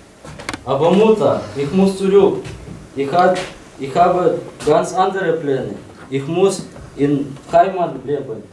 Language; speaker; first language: German; non-native, learner; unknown